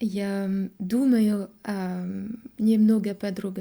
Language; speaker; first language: Russian; non-native, learner; French